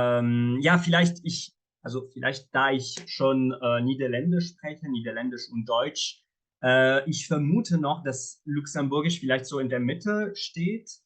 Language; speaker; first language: German; non-native, fluent; Arabic